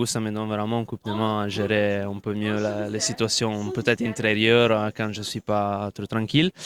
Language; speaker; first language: French; non-native, fluent; Italian